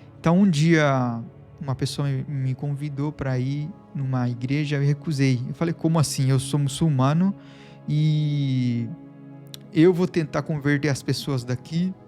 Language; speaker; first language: Portuguese; non-native, fluent; Bangla